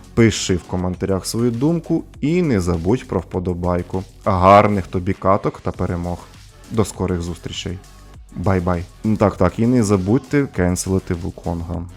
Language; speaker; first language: Ukrainian; non-native, local second language; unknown